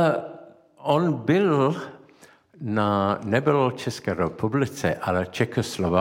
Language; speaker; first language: Czech; non-native, learner; English